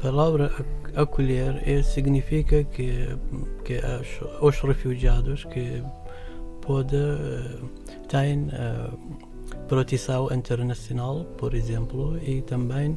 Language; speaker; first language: Portuguese; non-native, fluent; Arabic